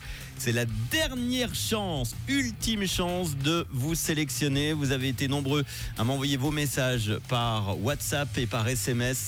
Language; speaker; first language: French; native; French